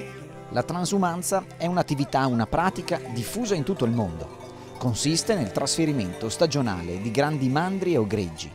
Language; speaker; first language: Italian; native; Italian